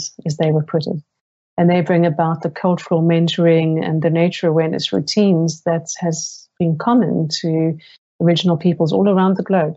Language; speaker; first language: English; native; English